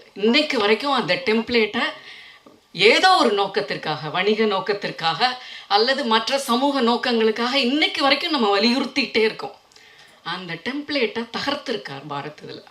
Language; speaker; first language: Tamil; native; Tamil